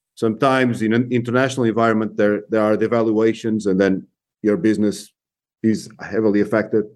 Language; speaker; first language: English; non-native, fluent; Portuguese